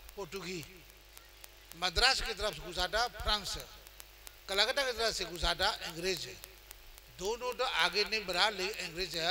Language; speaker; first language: Hindi; non-native, fluent; Burmese